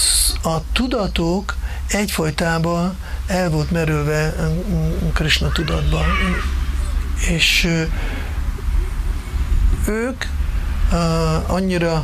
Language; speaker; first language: Hungarian; non-native, fluent; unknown